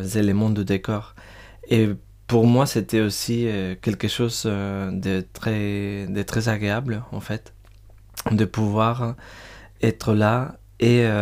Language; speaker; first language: French; non-native, fluent; Spanish